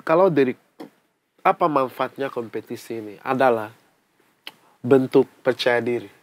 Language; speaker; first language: Indonesian; non-native, fluent; English